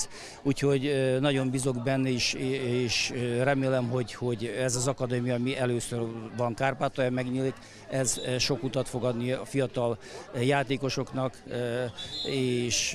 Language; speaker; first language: Hungarian; non-native, local second language; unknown